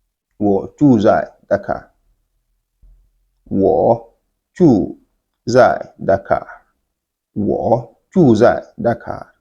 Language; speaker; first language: Chinese; non-native, fluent; Wolof